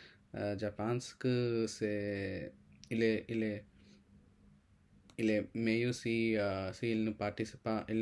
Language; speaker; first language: French; non-native, learner; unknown